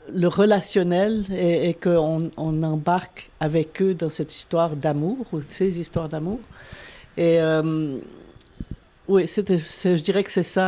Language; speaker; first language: French; native; French